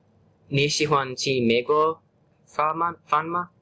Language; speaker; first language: Chinese; non-native, learner; English